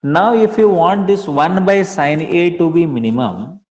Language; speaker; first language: English; non-native, local second language; Kannada